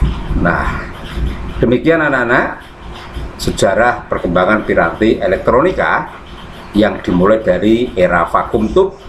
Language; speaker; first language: Indonesian; native; Indonesian